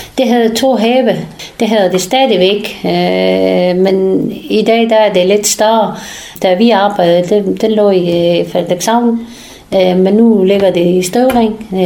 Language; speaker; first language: Danish; non-native, fluent; Persian